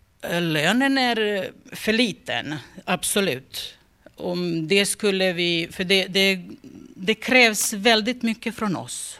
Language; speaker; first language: Swedish; non-native, fluent; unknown